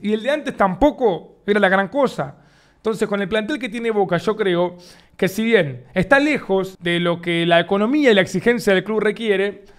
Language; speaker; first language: Spanish; native; Spanish